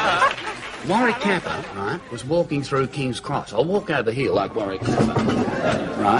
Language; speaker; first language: English; native; English